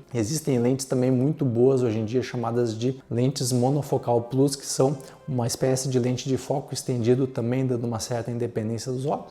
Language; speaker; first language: Portuguese; native; Portuguese